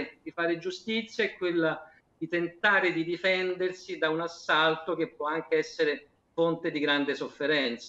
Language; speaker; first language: Italian; native; Italian